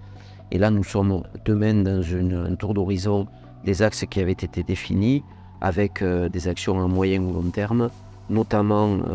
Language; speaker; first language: French; native; French